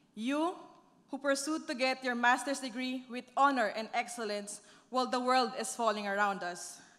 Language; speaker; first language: English; non-native, local second language; Filipino